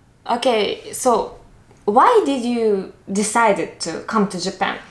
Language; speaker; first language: English; non-native, learner; Russian